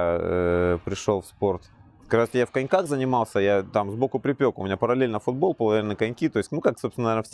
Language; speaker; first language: Russian; native; Russian